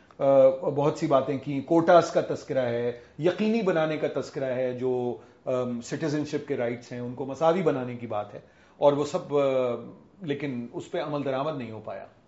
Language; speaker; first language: Urdu; native; Urdu